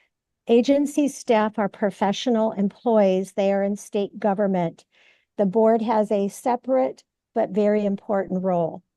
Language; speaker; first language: English; native; English